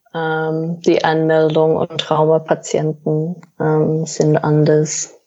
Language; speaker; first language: German; non-native, fluent; English